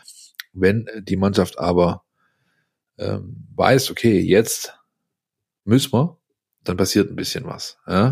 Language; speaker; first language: German; native; German